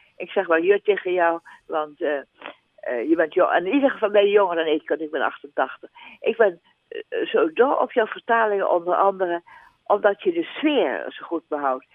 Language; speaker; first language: Dutch; native; Dutch